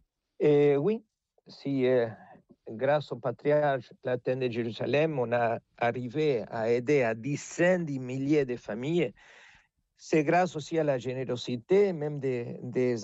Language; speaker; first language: French; non-native, fluent; Spanish